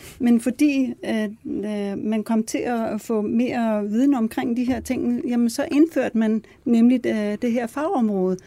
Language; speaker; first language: Danish; early bilingual, other home language; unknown